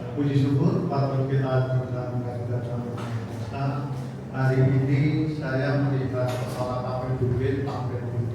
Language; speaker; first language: Indonesian; native; Indonesian